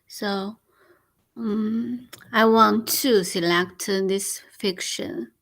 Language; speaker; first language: English; non-native, learner; Chinese